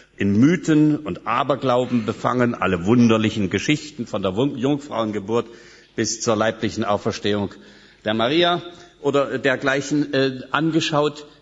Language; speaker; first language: German; native; German